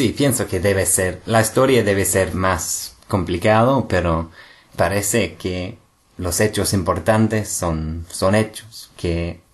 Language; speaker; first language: Spanish; non-native, fluent; English